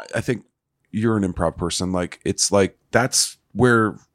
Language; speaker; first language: English; native; English